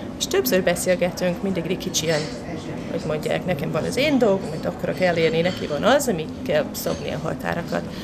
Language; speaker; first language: Hungarian; non-native, fluent; English